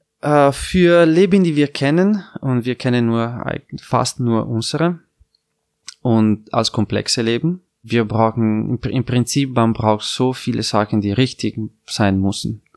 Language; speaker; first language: German; non-native, fluent; Italian